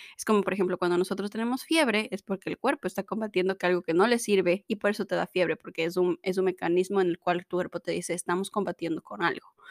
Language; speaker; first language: Spanish; native; Spanish